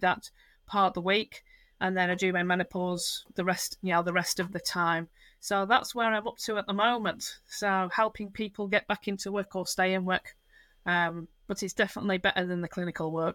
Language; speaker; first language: English; native; English